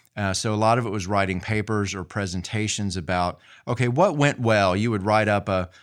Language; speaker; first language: English; native; English